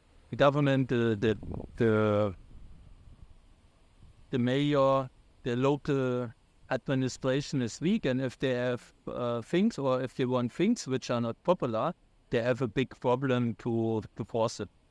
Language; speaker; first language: English; non-native, fluent; German